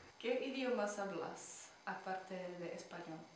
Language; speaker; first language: Spanish; non-native, fluent; Czech